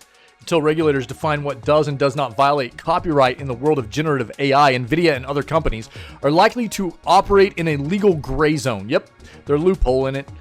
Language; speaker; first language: English; native; English